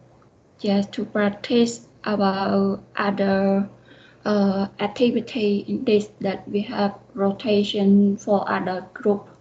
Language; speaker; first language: English; non-native, learner; Khmer